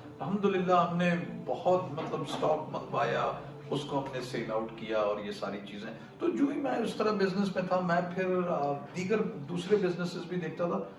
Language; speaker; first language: Urdu; native; Urdu